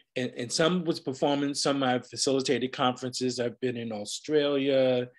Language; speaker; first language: English; native; English